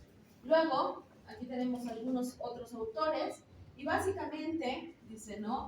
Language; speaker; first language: Spanish; native; Spanish